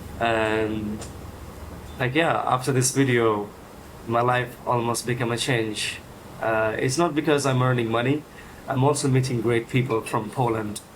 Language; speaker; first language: English; non-native, fluent; Hindi